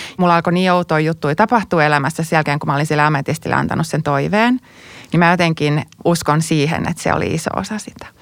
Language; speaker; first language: Finnish; native; Finnish